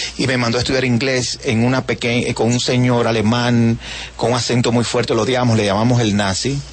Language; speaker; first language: Spanish; native; Spanish